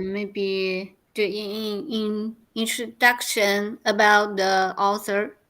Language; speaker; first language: English; non-native, learner; Chinese